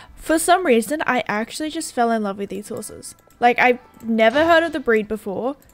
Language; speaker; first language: English; native; English